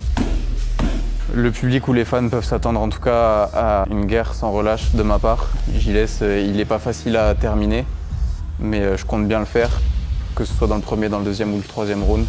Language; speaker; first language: French; native; French